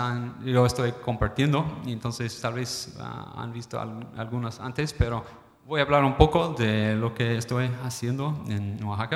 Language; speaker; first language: Spanish; non-native, fluent; English